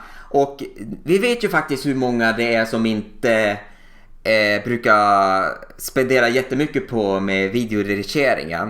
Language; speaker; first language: Swedish; native; Swedish